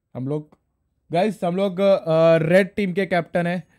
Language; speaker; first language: Hindi; non-native, local second language; Marathi